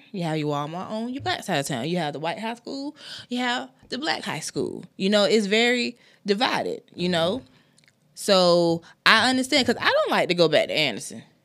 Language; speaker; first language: English; native; English